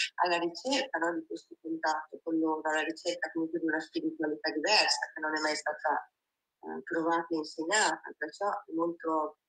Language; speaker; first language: Italian; native; Italian